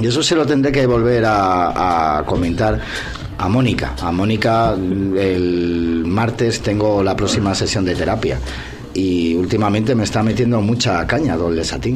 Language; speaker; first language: Spanish; native; Spanish